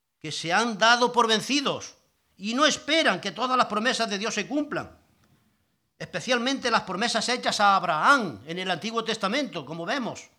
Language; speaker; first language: Spanish; native; Spanish